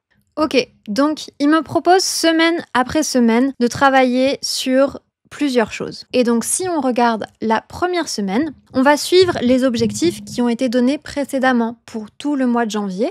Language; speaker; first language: French; native; French